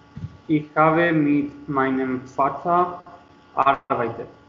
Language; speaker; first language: German; non-native, learner; Spanish